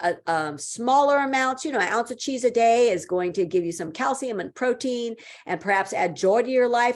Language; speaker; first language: English; native; English